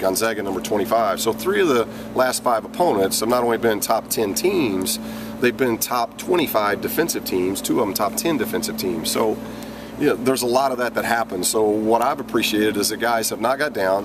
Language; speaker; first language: English; native; English